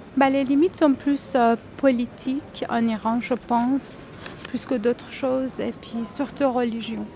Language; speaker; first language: French; non-native, fluent; Persian